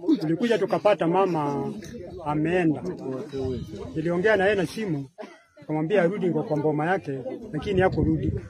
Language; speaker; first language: Swahili; non-native, local second language; Kamba